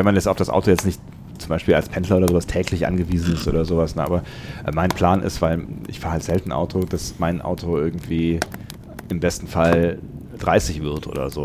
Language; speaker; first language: German; native; German